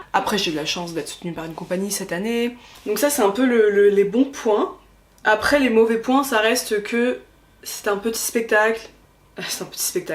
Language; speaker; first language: French; native; French